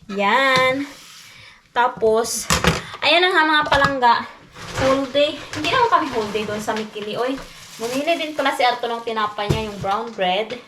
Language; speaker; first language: Filipino; non-native, local second language; Cebuano